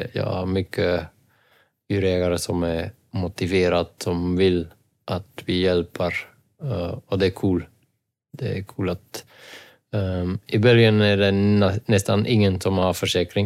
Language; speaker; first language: Swedish; non-native, fluent; Dutch